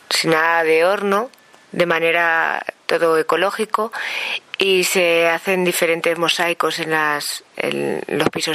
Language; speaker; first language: Spanish; native; Spanish